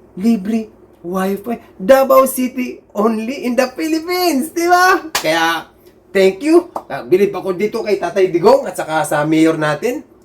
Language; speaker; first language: Filipino; non-native, local second language; Cebuano